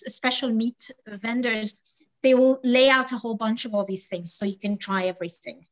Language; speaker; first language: English; non-native, fluent; Arabic